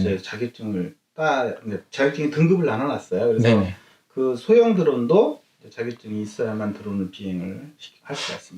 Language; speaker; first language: Korean; native; Korean